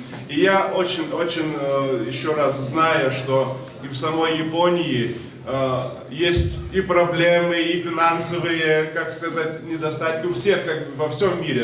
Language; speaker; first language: Russian; non-native, local second language; Georgian